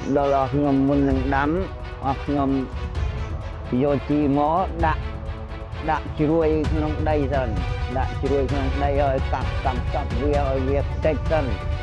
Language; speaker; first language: Khmer; non-native, local second language; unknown